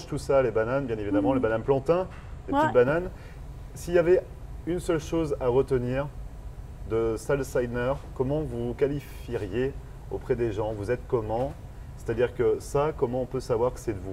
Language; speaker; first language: French; native; French